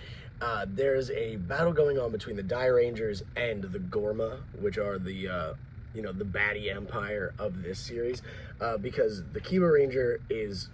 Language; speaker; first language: English; native; English